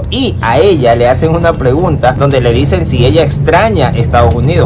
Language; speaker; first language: Spanish; native; Spanish